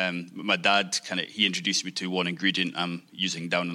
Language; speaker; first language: English; native; English